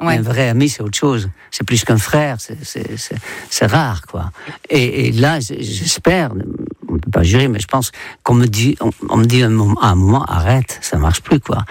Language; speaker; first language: French; non-native, fluent; Dutch